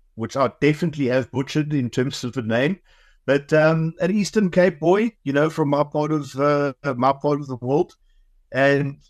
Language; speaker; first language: English; native; English